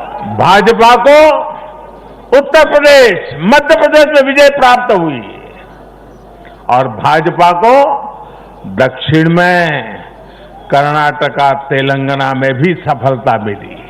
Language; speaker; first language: Hindi; non-native, local second language; Gujarati